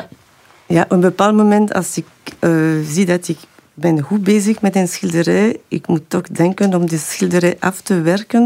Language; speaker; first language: Dutch; non-native, local second language; French